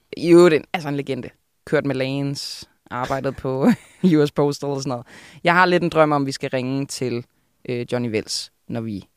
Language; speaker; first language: Danish; native; Danish